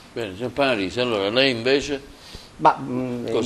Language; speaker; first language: Italian; native; Italian